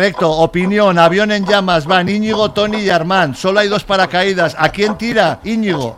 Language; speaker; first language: Spanish; native; Spanish